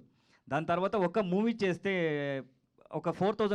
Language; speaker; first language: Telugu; non-native, learner; Kannada